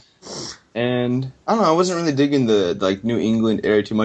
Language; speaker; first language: English; native; English